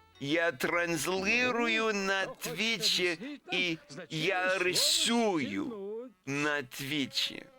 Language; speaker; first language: Russian; non-native, learner; English